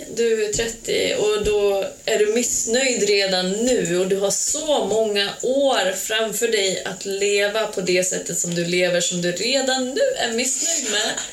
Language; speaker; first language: Swedish; early bilingual, other home language; Hungarian